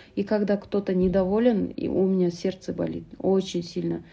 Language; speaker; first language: Russian; non-native, local second language; Kazakh